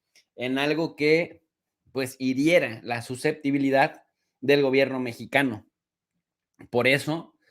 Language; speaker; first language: Spanish; native; Spanish